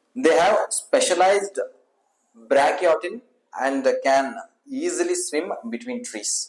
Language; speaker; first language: English; non-native, local second language; Kannada